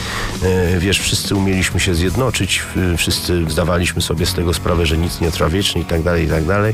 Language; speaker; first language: Polish; native; Polish